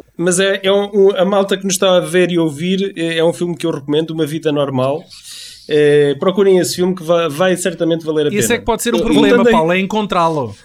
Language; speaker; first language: Portuguese; native; Portuguese